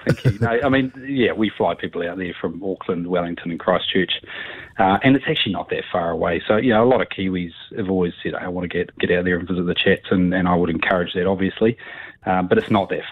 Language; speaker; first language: English; native; English